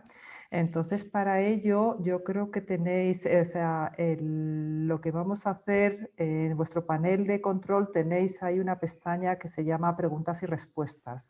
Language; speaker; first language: Spanish; native; Spanish